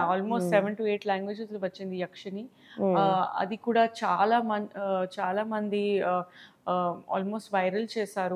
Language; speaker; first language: Telugu; non-native, learner; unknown